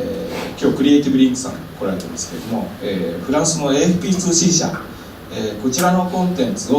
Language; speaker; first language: Japanese; native; Japanese